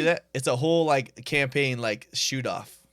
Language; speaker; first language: English; native; English